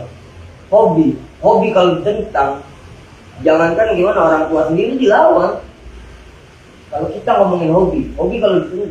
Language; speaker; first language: Indonesian; native; Indonesian